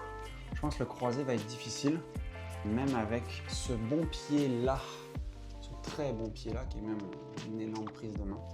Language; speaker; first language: French; native; French